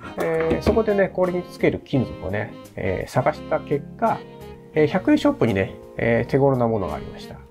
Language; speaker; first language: Japanese; native; Japanese